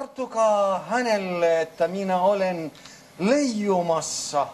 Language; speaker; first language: Finnish; non-native, learner; Arabic